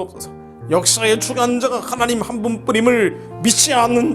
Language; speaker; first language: Korean; native; Korean